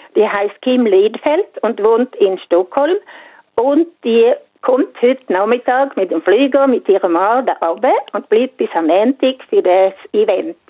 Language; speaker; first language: German; non-native, fluent; Swedish